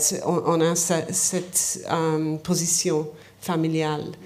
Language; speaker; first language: French; non-native, learner; English